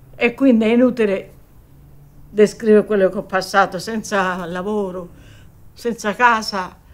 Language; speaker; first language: Italian; native; Italian